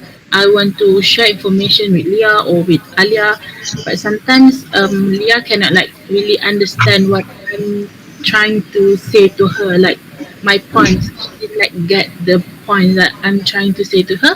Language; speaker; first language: English; non-native, learner; Malay